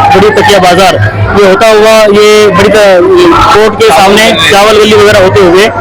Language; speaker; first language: Urdu; native; Urdu